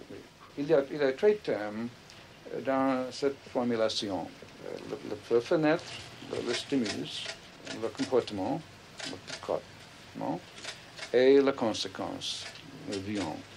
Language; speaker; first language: French; non-native, fluent; English